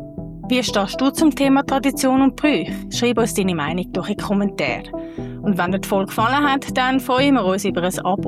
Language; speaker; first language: German; native; German